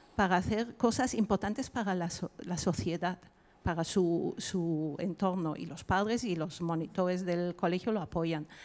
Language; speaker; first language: Spanish; non-native, fluent; German